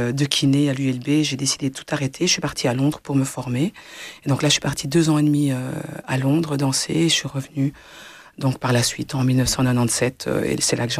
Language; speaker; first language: French; early bilingual, other home language; Swahili